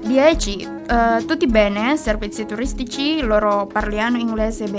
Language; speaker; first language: Italian; non-native, learner; Indonesian